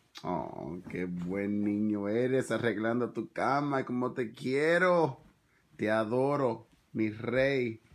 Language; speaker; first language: Spanish; early bilingual, other home language; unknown